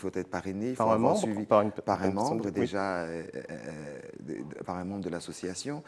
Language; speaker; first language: French; native; French